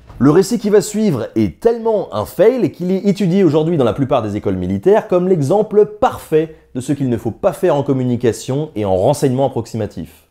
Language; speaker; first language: French; native; French